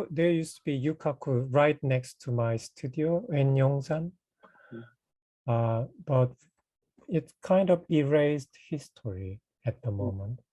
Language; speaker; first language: English; non-native, fluent; Korean